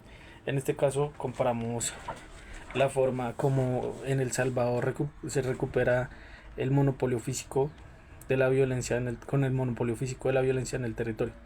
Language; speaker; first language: Spanish; native; Spanish